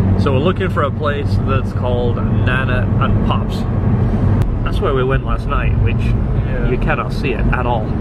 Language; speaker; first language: English; native; English